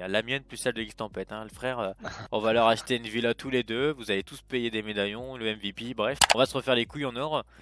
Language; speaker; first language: French; native; French